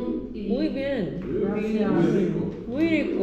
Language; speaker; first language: Spanish; non-native, learner; Korean